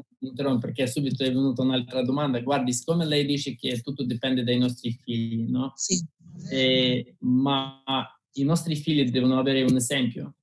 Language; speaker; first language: Italian; non-native, fluent; Russian